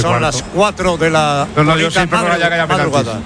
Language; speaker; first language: Spanish; native; Spanish